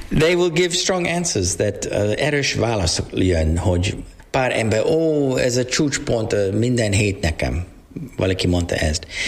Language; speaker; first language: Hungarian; non-native, learner; English